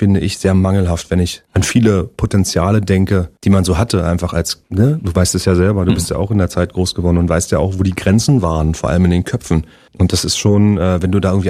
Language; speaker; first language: German; native; German